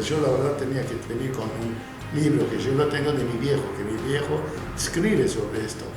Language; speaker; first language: Spanish; non-native, fluent; Arabic